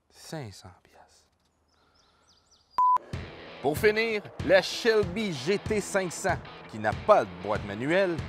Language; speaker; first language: French; native; French